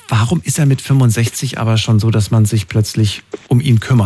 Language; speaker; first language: German; native; German